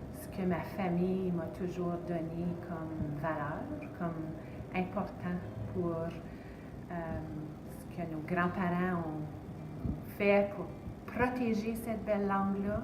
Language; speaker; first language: French; native; French